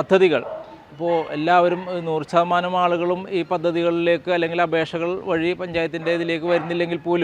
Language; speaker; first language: Malayalam; native; Malayalam